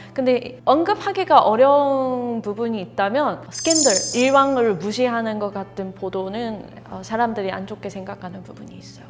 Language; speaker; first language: Korean; non-native, fluent; Japanese